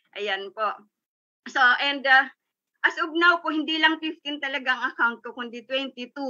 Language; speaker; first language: Filipino; native; Filipino